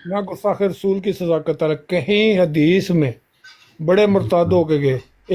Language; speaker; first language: Urdu; non-native, local second language; Punjabi